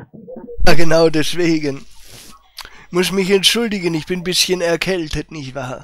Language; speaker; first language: German; native; German